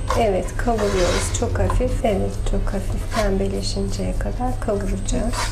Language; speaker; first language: Turkish; native; Turkish